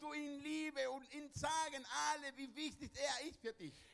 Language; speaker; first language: German; non-native, learner; Spanish